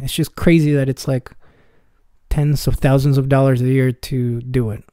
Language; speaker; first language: English; early bilingual, other home language; Spanish